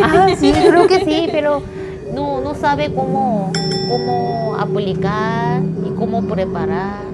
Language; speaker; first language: Spanish; non-native, learner; Korean